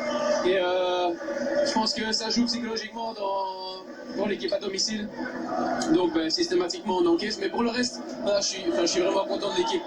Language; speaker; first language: French; native; French